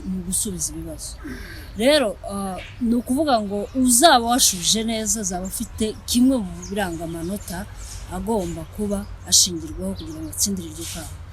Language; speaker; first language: Kinyarwanda; native; Kinyarwanda